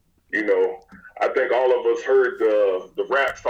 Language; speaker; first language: English; native; English